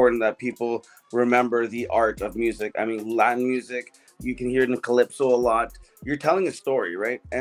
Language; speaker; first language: English; native; English